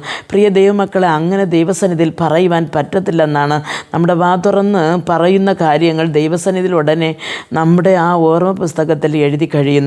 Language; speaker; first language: Malayalam; native; Malayalam